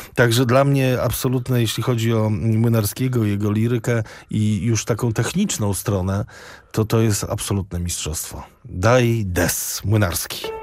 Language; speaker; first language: Polish; native; Polish